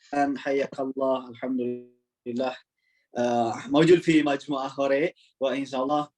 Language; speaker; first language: Arabic; non-native, fluent; Indonesian